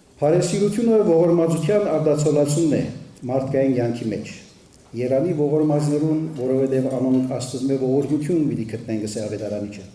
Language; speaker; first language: Armenian; early bilingual, heritage; Armenian